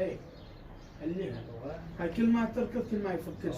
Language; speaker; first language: Arabic; native; Arabic